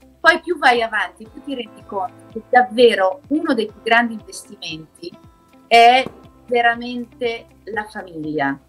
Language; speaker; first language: Italian; non-native, fluent; German